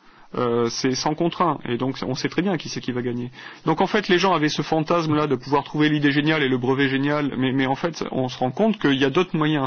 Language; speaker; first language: French; native; French